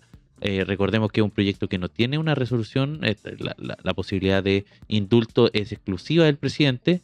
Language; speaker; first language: Spanish; native; Spanish